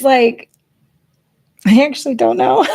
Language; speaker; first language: English; native; English